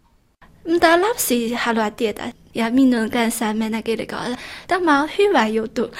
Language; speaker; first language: Finnish; non-native, learner; Chinese